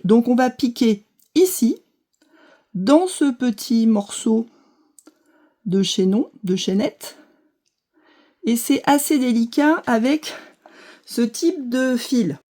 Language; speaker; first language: French; native; French